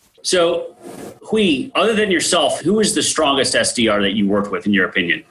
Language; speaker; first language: English; native; English